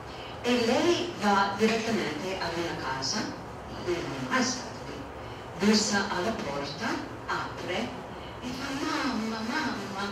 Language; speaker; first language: Italian; non-native, fluent; English